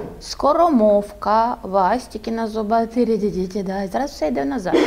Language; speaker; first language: Ukrainian; native; Ukrainian